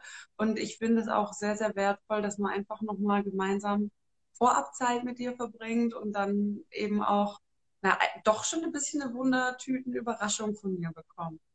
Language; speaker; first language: German; native; German